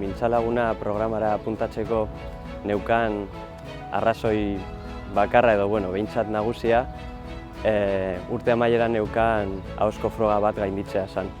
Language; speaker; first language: Basque; non-native, fluent; Spanish